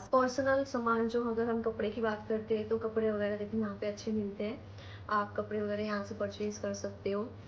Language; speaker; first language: Hindi; native; Hindi